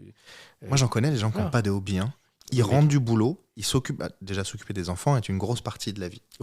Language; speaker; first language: French; native; French